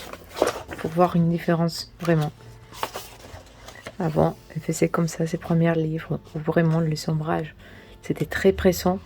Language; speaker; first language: French; non-native, learner; Spanish